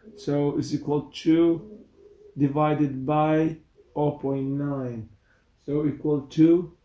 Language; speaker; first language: English; non-native, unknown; Central Kurdish